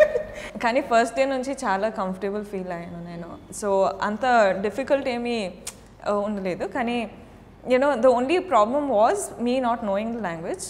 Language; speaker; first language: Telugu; non-native, learner; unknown